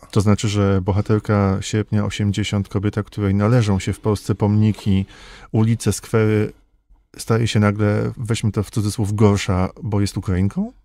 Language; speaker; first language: Polish; native; Polish